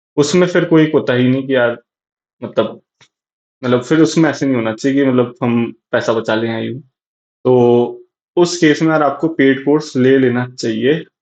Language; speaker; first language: Hindi; native; Hindi